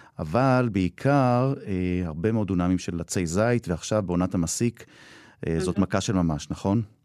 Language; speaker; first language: Hebrew; native; Hebrew